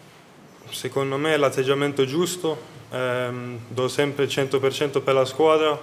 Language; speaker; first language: Italian; non-native, fluent; Swedish